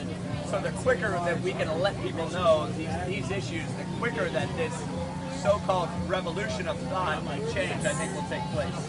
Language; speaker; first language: English; native; English